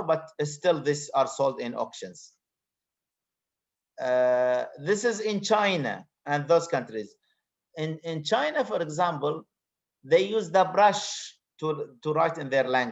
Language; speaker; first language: English; non-native, fluent; Arabic